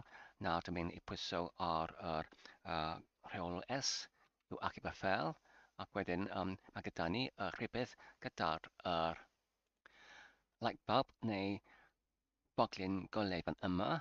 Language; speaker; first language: Welsh; non-native, learner; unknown